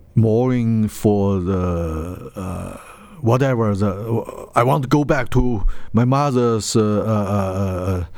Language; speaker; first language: English; non-native, learner; Chinese